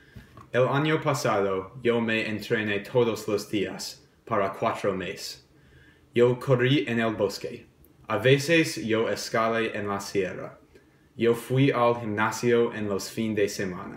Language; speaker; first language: Spanish; non-native, learner; English